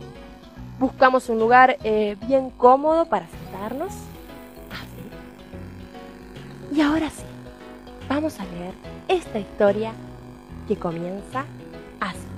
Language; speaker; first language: Spanish; native; Spanish